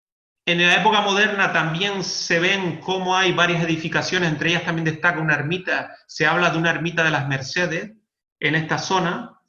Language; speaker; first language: Spanish; native; Spanish